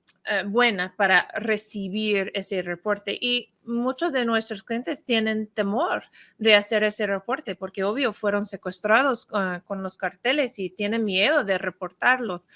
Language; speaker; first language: Spanish; non-native, fluent; English